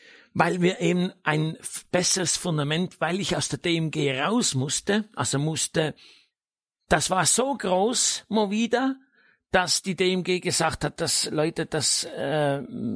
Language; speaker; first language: German; native; German